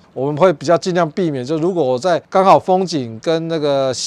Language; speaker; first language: Chinese; native; Chinese